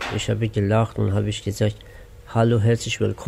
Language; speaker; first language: German; non-native, learner; Persian